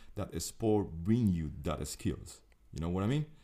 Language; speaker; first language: English; non-native, fluent; Spanish